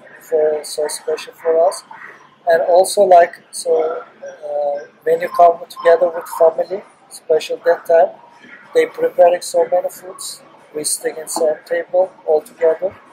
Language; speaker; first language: English; non-native, learner; Turkish